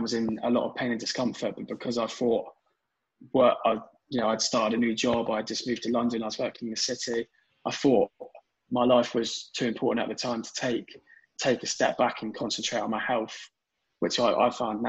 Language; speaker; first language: English; native; English